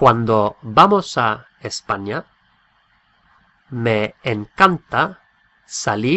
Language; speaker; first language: Spanish; non-native, fluent; English